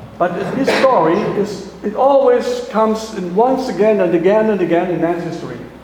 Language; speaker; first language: English; non-native, fluent; German